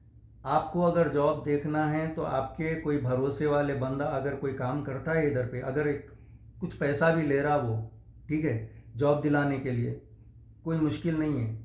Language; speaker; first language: Hindi; native; Hindi